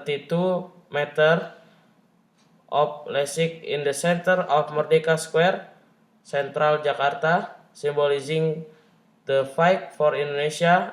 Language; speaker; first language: English; non-native, learner; Indonesian